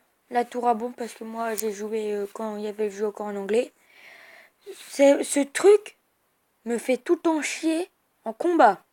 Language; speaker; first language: French; native; French